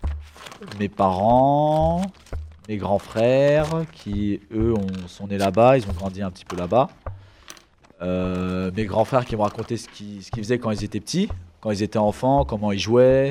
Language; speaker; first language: French; early bilingual, other home language; Kabyle